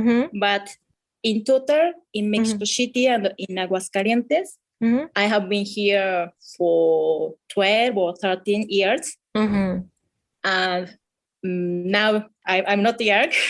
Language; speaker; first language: English; non-native, fluent; Japanese